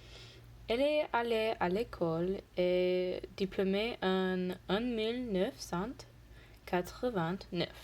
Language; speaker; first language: French; non-native, learner; English